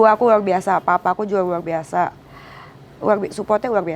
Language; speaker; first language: Indonesian; native; Indonesian